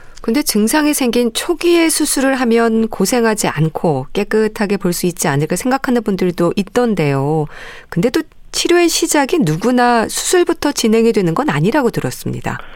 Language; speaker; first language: Korean; native; Korean